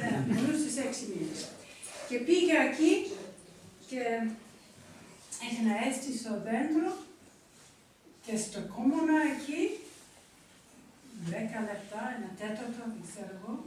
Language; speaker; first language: Greek; non-native, learner; English